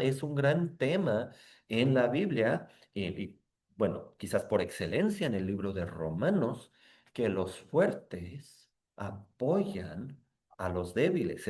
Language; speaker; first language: Spanish; native; Spanish